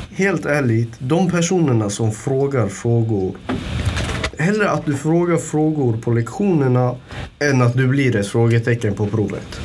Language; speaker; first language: Swedish; early bilingual, other home language; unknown